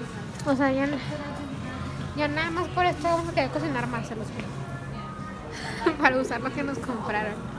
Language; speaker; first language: Spanish; native; Spanish